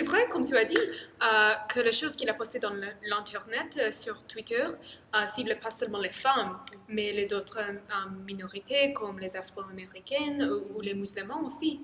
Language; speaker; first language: French; non-native, fluent; English